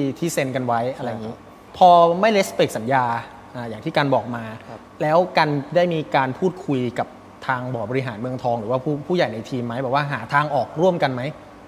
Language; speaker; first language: Thai; native; Thai